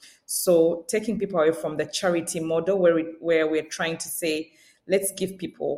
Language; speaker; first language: English; non-native, local second language; Ganda